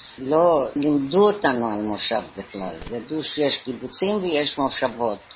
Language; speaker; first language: Hebrew; native; Hebrew